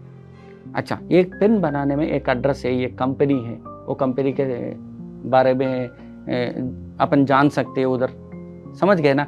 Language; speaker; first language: Hindi; non-native, local second language; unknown